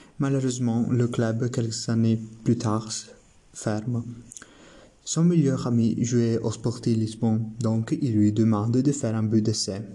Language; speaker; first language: French; non-native, learner; Italian